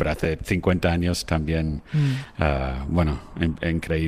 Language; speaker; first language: Spanish; non-native, fluent; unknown